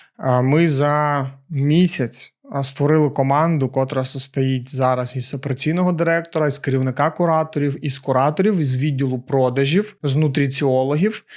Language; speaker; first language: Ukrainian; non-native, local second language; Russian